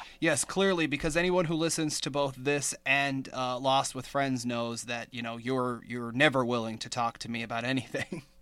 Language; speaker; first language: English; native; English